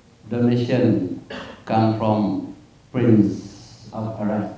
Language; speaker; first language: English; non-native, local second language; Malay